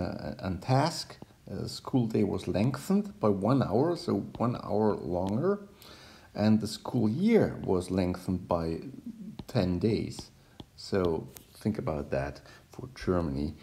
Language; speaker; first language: English; non-native, fluent; German